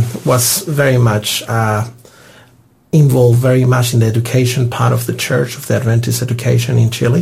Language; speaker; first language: English; non-native, fluent; Spanish